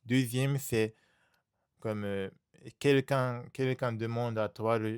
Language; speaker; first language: French; non-native, learner; Japanese